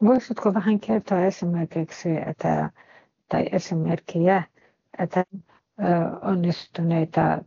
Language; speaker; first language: Finnish; non-native, fluent; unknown